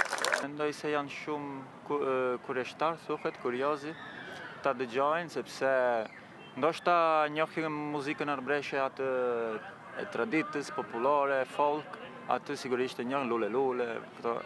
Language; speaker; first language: Albanian; early bilingual, heritage; Albanian